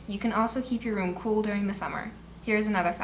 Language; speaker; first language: English; native; English